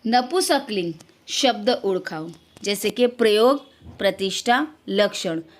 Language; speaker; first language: Hindi; non-native, local second language; Gujarati